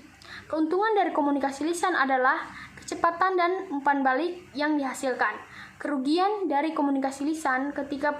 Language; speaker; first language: Indonesian; native; Indonesian